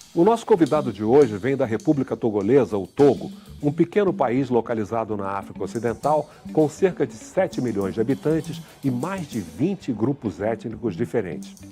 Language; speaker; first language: Portuguese; native; Portuguese